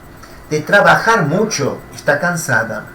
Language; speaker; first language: Spanish; non-native, fluent; Portuguese